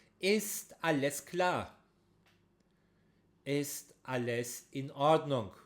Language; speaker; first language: German; non-native, fluent; Turkish